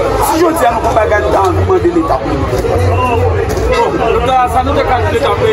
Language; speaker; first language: French; non-native, local second language; Haitian Creole